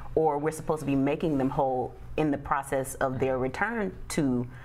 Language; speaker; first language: English; native; English